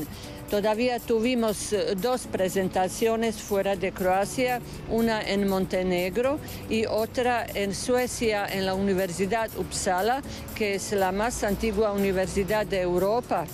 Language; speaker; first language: Spanish; non-native, fluent; Croatian